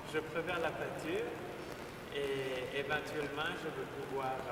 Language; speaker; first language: French; non-native, fluent; Spanish